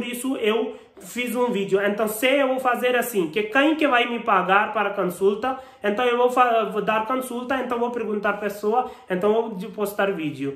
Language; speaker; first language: Portuguese; non-native, learner; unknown